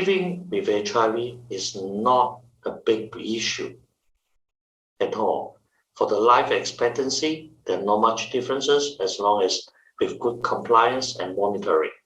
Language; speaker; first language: English; non-native, fluent; Chinese